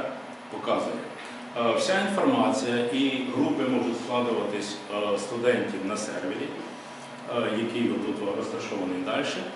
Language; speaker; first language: Ukrainian; native; Ukrainian